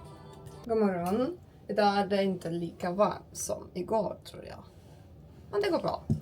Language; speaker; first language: Swedish; non-native, learner; Turkish